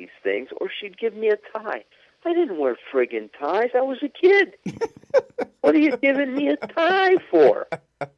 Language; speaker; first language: English; native; English